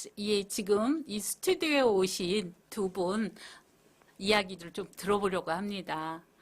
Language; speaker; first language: Korean; native; Korean